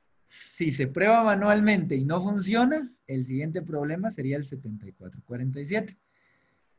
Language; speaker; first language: Spanish; native; Spanish